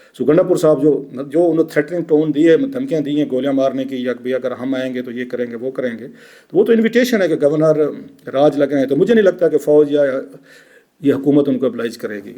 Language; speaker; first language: Urdu; non-native, local second language; Saraiki